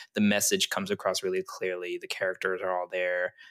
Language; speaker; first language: English; early bilingual, other home language; Chinese